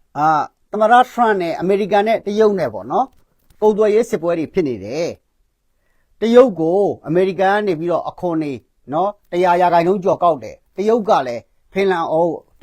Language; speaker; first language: Burmese; non-native, local second language; Kachin